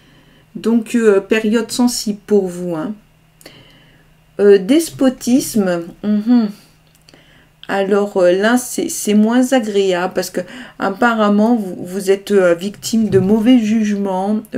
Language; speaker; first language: French; native; French